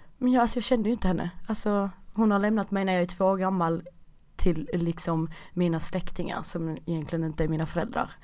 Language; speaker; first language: Swedish; early bilingual, other home language; Portuguese